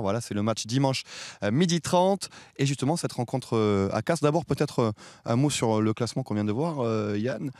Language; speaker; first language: French; native; French